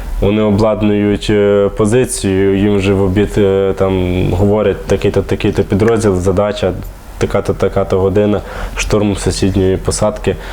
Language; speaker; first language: Ukrainian; native; Ukrainian